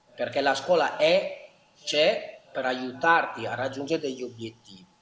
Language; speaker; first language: Italian; native; Italian